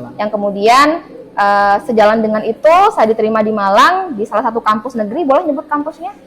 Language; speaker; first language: Indonesian; non-native, local second language; Madurese